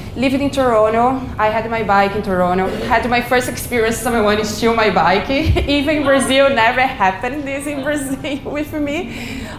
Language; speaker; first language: English; non-native, learner; Portuguese